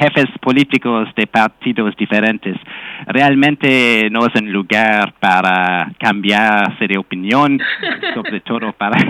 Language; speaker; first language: Spanish; non-native, fluent; English